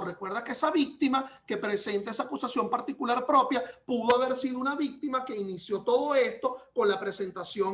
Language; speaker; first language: Spanish; native; Spanish